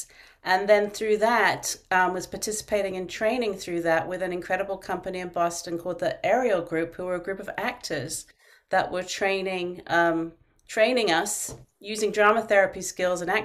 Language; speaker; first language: English; native; English